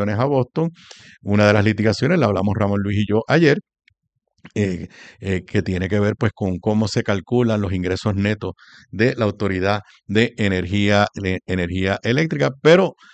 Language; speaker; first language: Spanish; native; Spanish